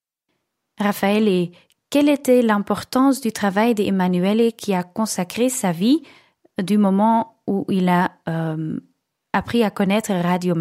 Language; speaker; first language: French; non-native, local second language; Dutch